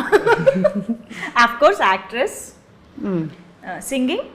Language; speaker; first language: Telugu; native; Telugu